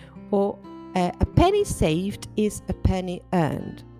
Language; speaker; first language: English; non-native, fluent; Spanish